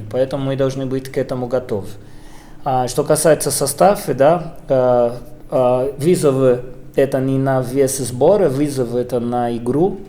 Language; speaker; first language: Russian; non-native, fluent; Portuguese